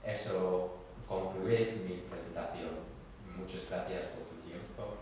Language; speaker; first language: Spanish; non-native, fluent; English